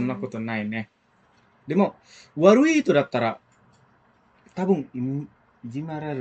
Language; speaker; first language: Japanese; non-native, fluent; Indonesian